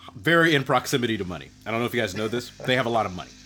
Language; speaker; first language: English; native; English